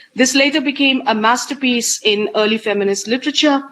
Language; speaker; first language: English; non-native, local second language; Hindi